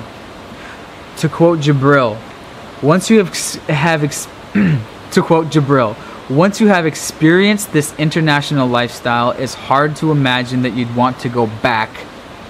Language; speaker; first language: English; native; English